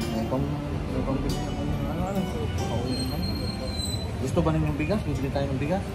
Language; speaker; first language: Filipino; native; Filipino